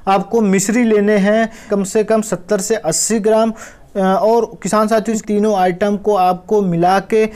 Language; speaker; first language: Hindi; native; Hindi